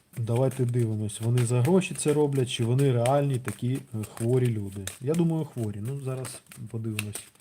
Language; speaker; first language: Ukrainian; non-native, local second language; Russian